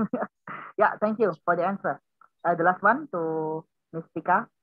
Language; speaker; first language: English; non-native, learner; Indonesian